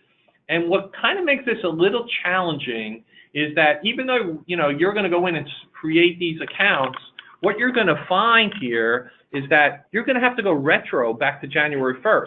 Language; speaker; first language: English; native; English